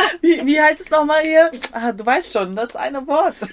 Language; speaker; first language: German; native; German